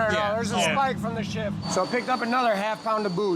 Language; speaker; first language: English; native; English